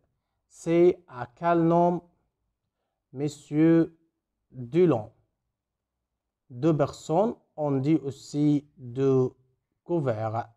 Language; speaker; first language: French; non-native, fluent; Arabic